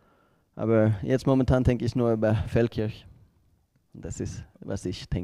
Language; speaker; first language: German; non-native, learner; Swedish